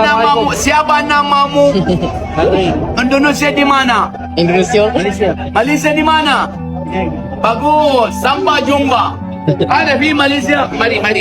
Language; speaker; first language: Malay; non-native, learner; Arabic